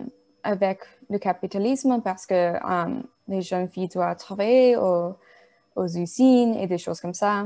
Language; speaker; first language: French; non-native, learner; English